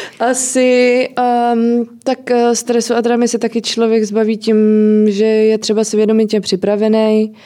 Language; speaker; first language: Czech; native; Czech